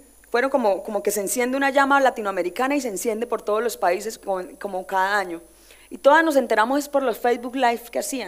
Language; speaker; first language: Spanish; native; Spanish